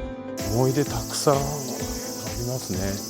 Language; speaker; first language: Japanese; native; Japanese